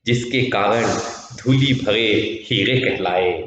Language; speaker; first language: Hindi; non-native, local second language; Kannada